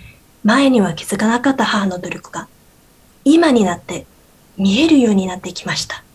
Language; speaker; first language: Japanese; non-native, learner; Korean